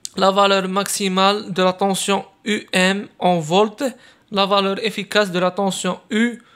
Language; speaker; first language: French; non-native, local second language; Arabic